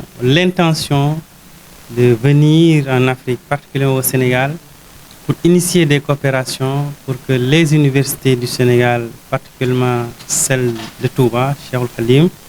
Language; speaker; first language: French; non-native, local second language; Wolof